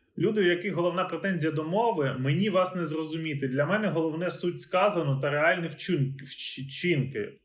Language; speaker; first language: Ukrainian; native; Ukrainian